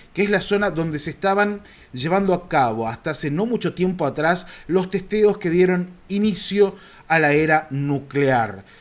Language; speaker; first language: Spanish; native; Spanish